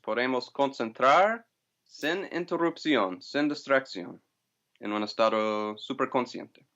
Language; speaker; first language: Spanish; non-native, fluent; English